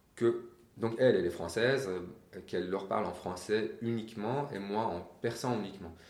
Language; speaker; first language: French; non-native, fluent; Persian